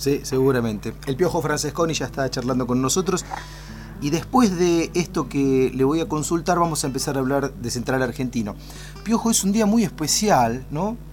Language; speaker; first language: Spanish; native; Spanish